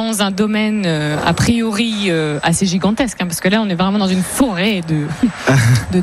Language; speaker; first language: French; native; French